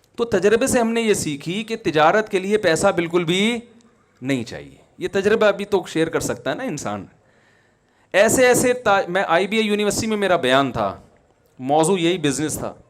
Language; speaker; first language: Urdu; native; Urdu